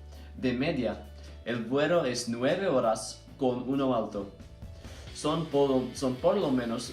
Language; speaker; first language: Spanish; non-native, learner; English